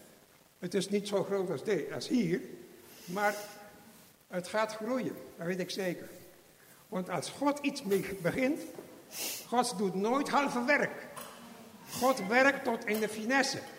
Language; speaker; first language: Dutch; non-native, fluent; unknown